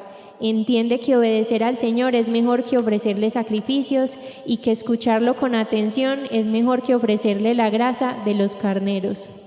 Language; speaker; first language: Spanish; native; Spanish